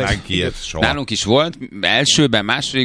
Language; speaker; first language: Hungarian; native; Hungarian